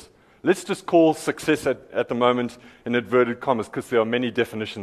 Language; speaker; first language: English; native; English